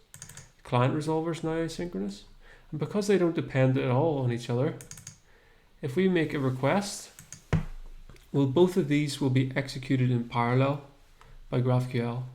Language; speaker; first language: English; native; English